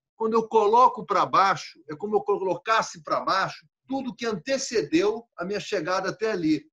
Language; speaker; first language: Portuguese; native; Portuguese